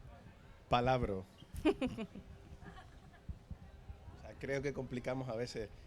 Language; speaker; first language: Spanish; native; Spanish